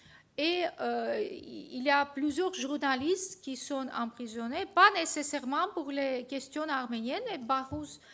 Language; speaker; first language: French; non-native, fluent; Armenian